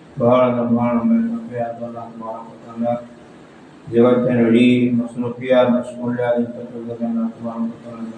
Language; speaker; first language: Kannada; non-native, local second language; Urdu